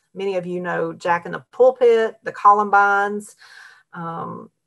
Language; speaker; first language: English; native; English